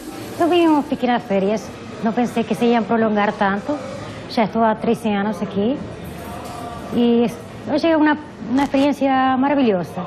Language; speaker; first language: Portuguese; non-native, fluent; Spanish